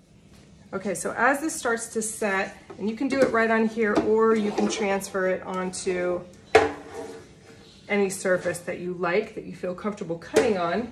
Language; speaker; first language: English; native; English